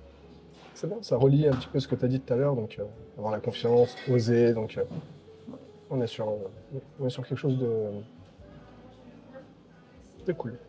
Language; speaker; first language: French; native; French